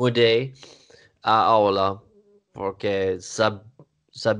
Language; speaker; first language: Portuguese; non-native, learner; Swedish